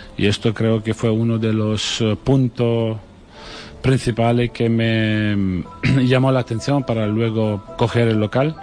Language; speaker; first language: Spanish; non-native, fluent; Italian